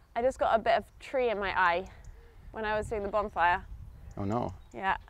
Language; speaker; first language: English; native; English